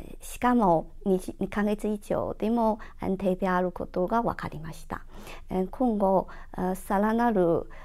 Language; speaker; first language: Japanese; non-native, fluent; Chinese